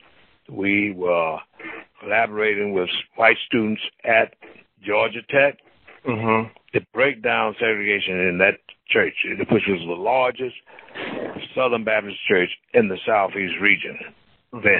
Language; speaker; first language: English; native; English